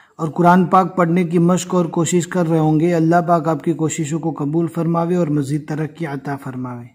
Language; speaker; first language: Urdu; native; Urdu